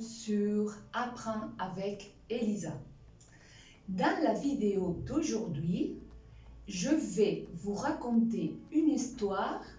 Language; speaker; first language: French; non-native, fluent; Spanish